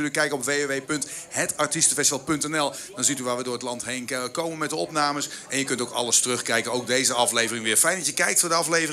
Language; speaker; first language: Dutch; native; Dutch